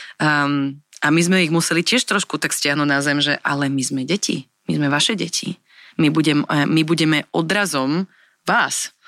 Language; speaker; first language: Slovak; early bilingual, other home language; English